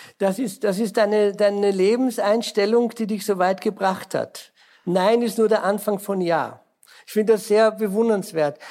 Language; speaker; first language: German; native; German